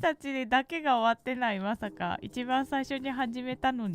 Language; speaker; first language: Japanese; native; Japanese